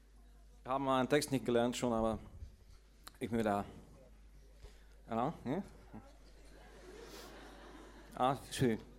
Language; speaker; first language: German; non-native, learner; Lithuanian